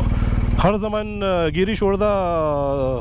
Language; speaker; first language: Turkish; non-native, learner; Hindi